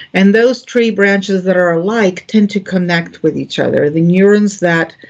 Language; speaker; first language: English; non-native, fluent; Greek